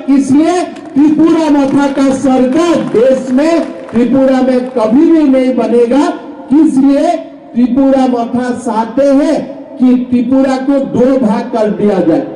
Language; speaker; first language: Hindi; non-native, local second language; Assamese